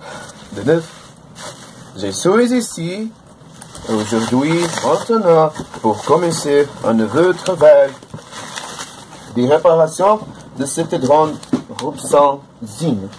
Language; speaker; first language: French; non-native, learner; Portuguese